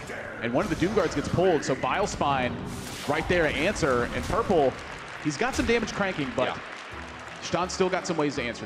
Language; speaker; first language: English; native; English